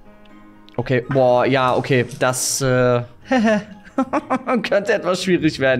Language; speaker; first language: German; native; German